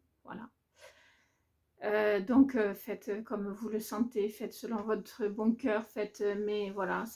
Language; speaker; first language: French; native; French